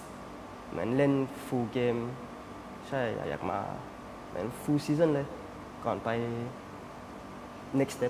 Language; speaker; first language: Thai; early bilingual, heritage; Thai